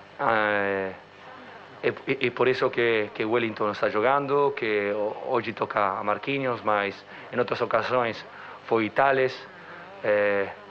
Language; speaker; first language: Portuguese; non-native, learner; Spanish